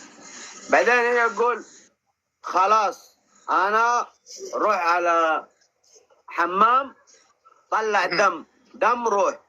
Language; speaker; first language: Arabic; non-native, learner; Oromo